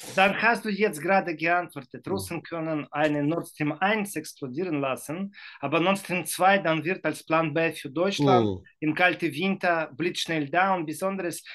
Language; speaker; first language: German; non-native, learner; Ukrainian